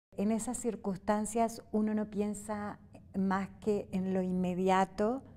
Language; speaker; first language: Spanish; native; Spanish